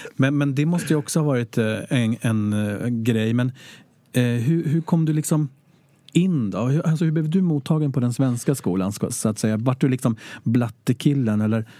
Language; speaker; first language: Swedish; native; Swedish